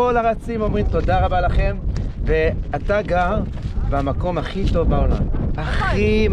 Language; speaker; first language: Hebrew; non-native, fluent; English